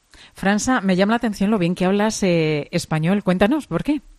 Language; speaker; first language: Spanish; native; Spanish